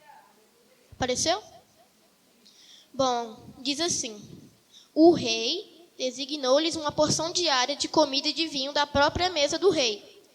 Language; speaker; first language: Portuguese; native; Portuguese